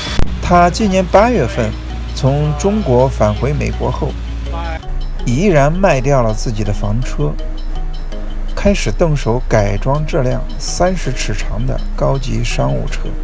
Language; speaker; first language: Chinese; native; Chinese